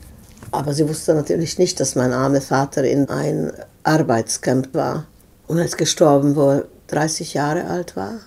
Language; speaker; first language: German; non-native, fluent; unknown